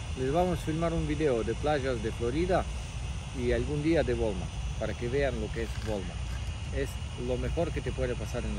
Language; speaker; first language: Spanish; native; Spanish